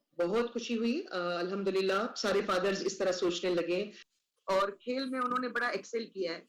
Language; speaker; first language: Urdu; native; Urdu